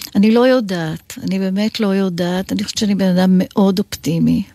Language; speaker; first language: Hebrew; native; Hebrew